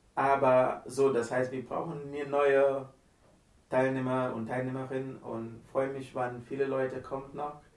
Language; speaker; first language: German; non-native, learner; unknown